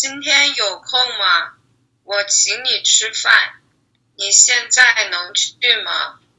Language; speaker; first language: Chinese; non-native, learner; English